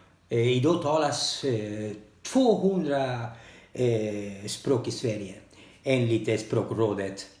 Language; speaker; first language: Swedish; non-native, learner; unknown